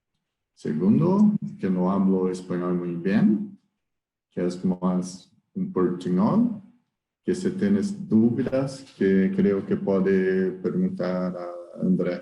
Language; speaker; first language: Spanish; non-native, learner; Portuguese